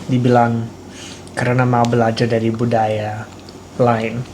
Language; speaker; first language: Indonesian; non-native, fluent; English